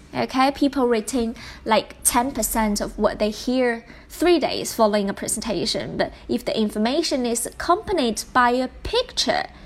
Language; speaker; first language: English; non-native, fluent; Chinese